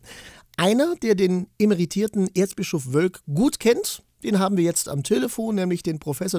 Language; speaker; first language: German; native; German